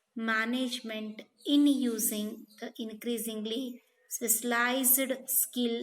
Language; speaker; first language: English; non-native, local second language; Kannada